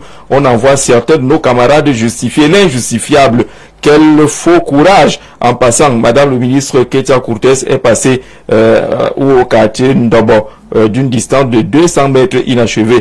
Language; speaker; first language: French; native; French